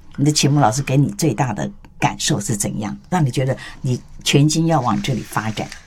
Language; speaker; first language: Chinese; native; Chinese